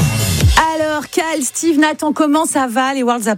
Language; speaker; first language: French; native; French